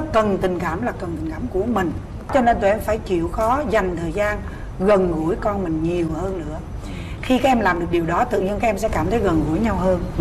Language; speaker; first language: Vietnamese; native; Vietnamese